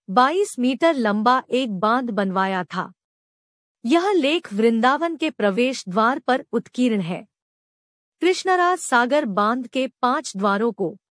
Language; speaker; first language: Hindi; native; Hindi